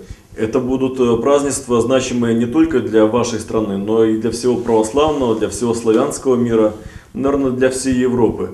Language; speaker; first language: Russian; native; Russian